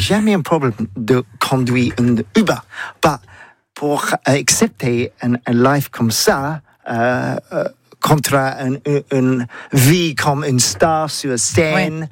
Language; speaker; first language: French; non-native, learner; English